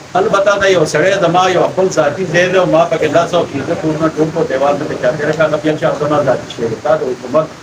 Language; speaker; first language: Pashto; non-native, local second language; Gujari